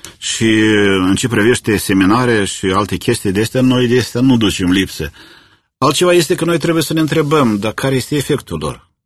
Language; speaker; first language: Romanian; native; Romanian